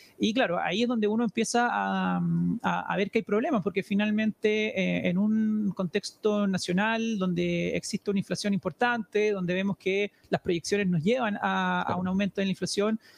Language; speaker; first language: Spanish; native; Spanish